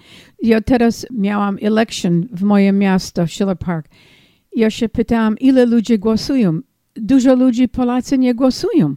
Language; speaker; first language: Polish; early bilingual, heritage; English